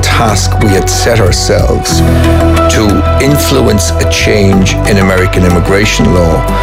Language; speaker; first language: English; native; English